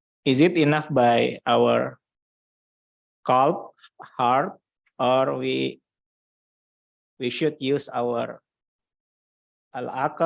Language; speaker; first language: English; non-native, learner; Indonesian